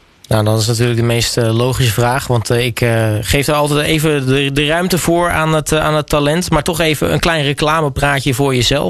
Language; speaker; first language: Dutch; native; Dutch